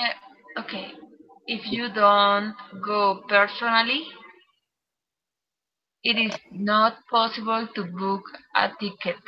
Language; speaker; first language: English; non-native, learner; Spanish